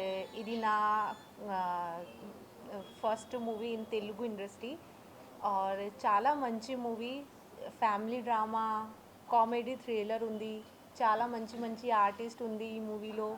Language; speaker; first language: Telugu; non-native, learner; Hindi